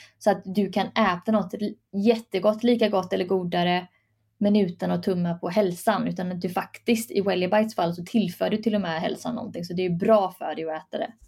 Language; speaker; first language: Swedish; early bilingual, other home language; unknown